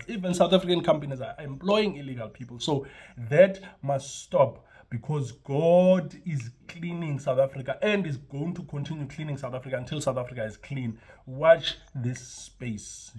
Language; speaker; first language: English; non-native, local second language; Xhosa